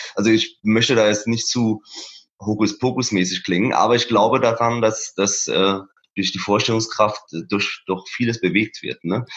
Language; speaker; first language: German; early bilingual, other home language; Persian